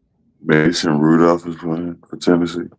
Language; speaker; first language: English; native; English